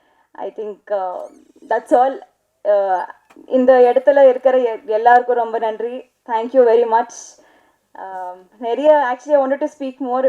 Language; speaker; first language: Tamil; non-native, learner; Telugu